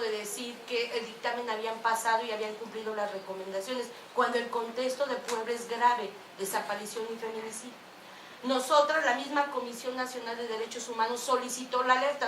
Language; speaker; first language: Spanish; native; Spanish